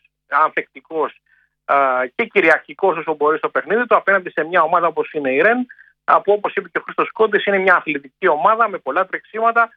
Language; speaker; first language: Greek; native; Greek